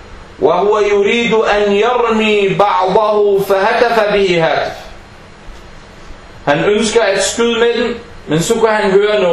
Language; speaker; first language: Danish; early bilingual, other home language; Arabic